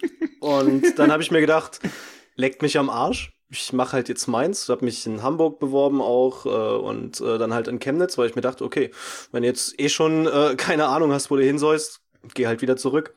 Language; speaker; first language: German; native; German